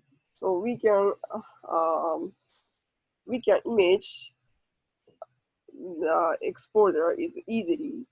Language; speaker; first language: English; non-native, learner; Japanese